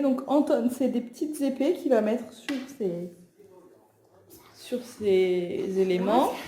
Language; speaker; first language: French; native; French